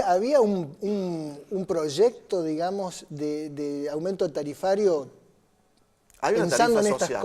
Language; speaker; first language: Spanish; native; Spanish